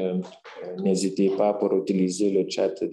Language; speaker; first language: French; non-native, fluent; Lithuanian